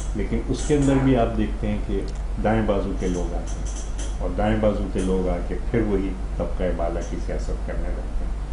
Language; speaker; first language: Urdu; native; Urdu